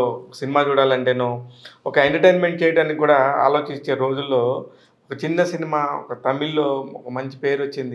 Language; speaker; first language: Telugu; native; Telugu